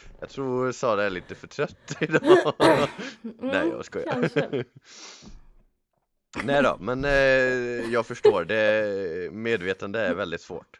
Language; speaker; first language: Swedish; native; Swedish